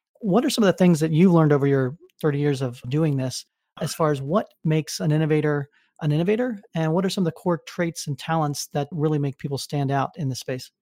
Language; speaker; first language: English; native; English